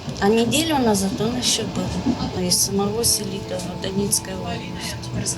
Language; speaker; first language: Russian; native; Russian